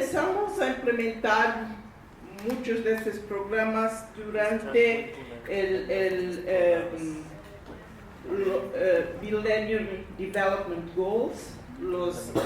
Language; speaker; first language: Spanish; non-native, fluent; English